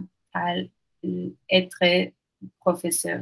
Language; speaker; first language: French; non-native, learner; Spanish